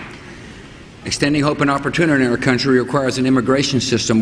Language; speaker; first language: English; native; English